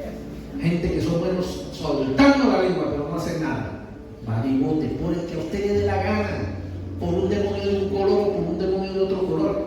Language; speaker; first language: Spanish; native; Spanish